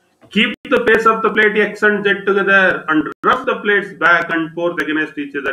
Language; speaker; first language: English; non-native, local second language; Kannada